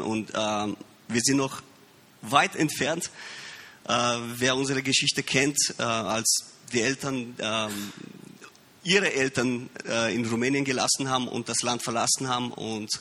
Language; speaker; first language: German; early bilingual, heritage; Romanian